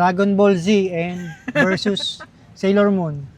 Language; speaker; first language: English; non-native, local second language; Filipino